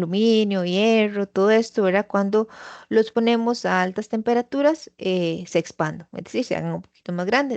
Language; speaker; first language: Spanish; native; Spanish